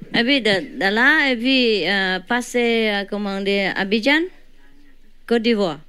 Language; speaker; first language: French; non-native, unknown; Vietnamese